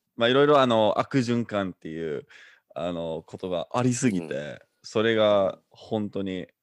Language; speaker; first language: Japanese; non-native, fluent; English